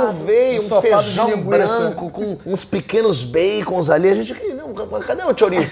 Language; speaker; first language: Portuguese; native; Portuguese